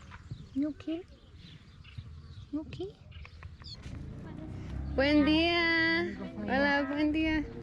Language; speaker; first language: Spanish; non-native, learner; English